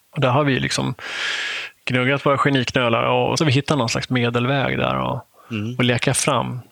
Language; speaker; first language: Swedish; native; Swedish